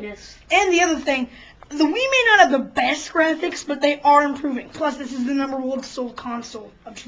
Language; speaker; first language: English; native; English